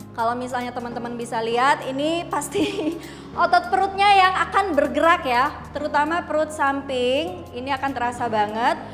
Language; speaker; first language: Indonesian; native; Indonesian